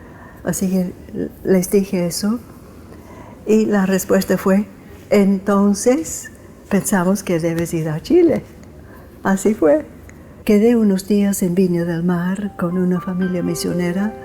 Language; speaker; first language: Spanish; non-native, fluent; English